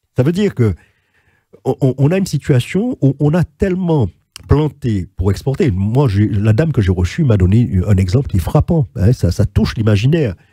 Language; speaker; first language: French; native; French